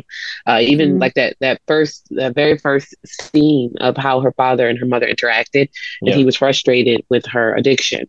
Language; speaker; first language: English; native; English